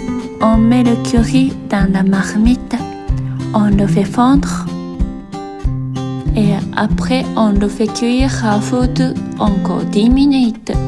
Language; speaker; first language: French; non-native, fluent; Japanese